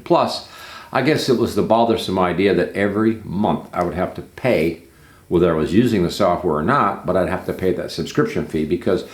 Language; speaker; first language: English; native; English